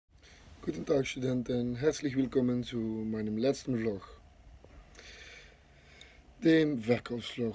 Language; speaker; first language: German; non-native, learner; Dutch